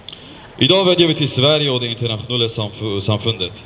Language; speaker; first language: Swedish; non-native, fluent; Azerbaijani